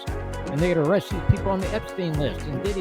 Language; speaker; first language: English; native; English